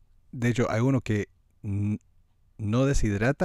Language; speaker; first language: Spanish; non-native, fluent; English